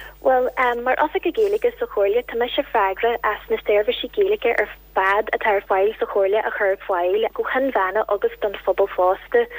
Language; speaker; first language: Irish; non-native, local second language; English